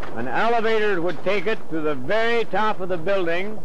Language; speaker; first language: English; native; English